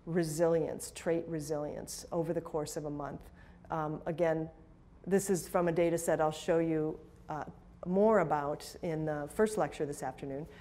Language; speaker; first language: English; native; English